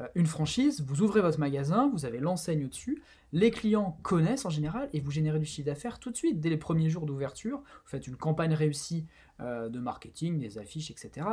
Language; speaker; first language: French; native; French